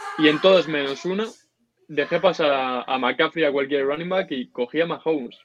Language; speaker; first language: Spanish; native; Spanish